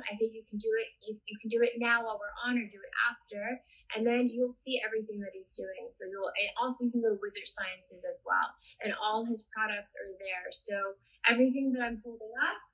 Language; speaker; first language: English; native; English